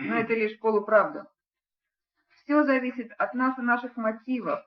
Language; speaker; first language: Russian; native; Russian